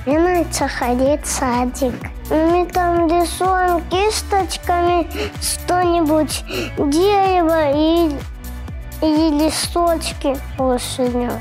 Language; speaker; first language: Russian; native; Russian